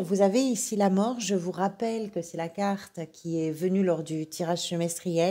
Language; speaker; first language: French; native; French